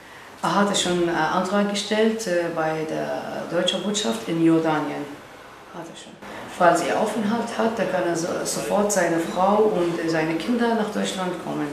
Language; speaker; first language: German; non-native, learner; Arabic